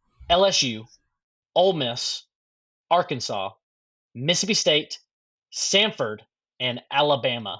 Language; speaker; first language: English; native; English